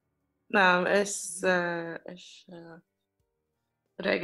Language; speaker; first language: Hungarian; non-native, learner; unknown